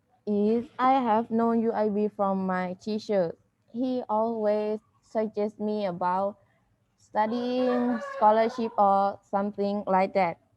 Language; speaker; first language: English; non-native, learner; Thai